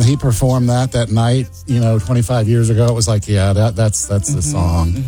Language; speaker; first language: English; native; English